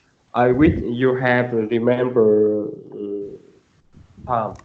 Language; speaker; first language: English; non-native, learner; Vietnamese